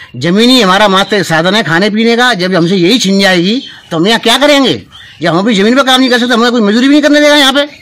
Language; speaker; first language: Hindi; native; Hindi